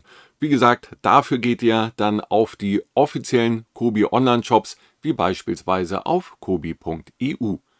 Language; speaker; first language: German; native; German